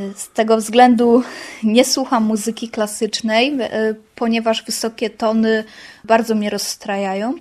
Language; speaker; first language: Polish; native; Polish